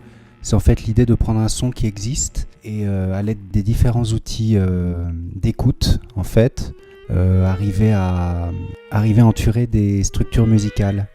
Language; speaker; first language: French; native; French